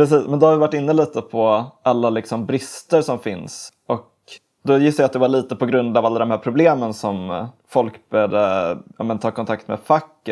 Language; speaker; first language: Swedish; native; Swedish